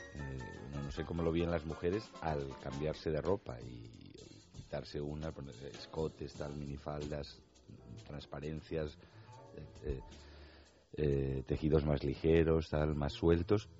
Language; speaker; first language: Spanish; native; Spanish